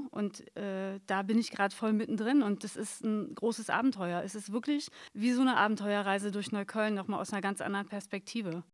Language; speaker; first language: German; native; German